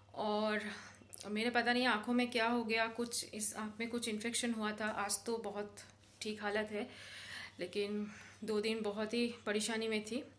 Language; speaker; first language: Hindi; non-native, local second language; Bangla